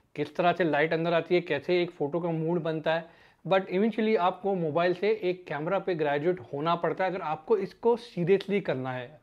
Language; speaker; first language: Hindi; native; Hindi